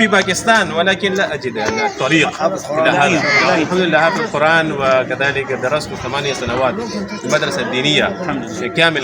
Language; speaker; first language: Arabic; non-native, fluent; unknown